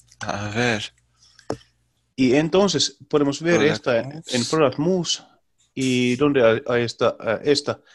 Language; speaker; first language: Spanish; non-native, learner; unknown